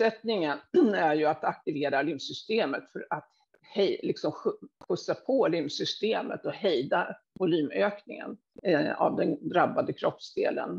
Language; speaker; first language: Swedish; native; Swedish